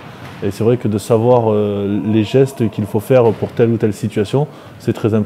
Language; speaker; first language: French; native; French